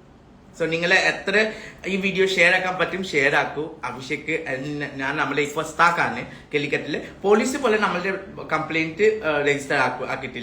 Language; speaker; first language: Malayalam; non-native, learner; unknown